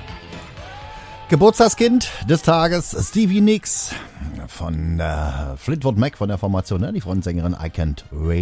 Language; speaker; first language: German; native; German